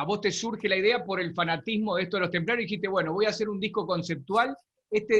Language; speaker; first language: Spanish; native; Spanish